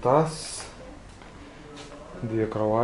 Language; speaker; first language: Russian; native; Russian